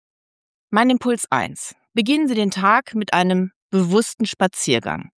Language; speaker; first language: German; native; German